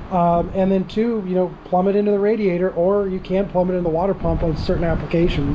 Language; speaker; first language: English; native; English